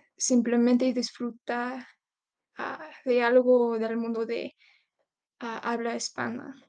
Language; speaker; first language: Spanish; non-native, learner; English